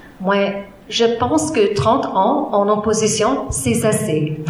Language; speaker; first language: French; non-native, learner; English